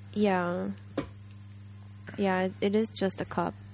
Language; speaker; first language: English; non-native, fluent; Japanese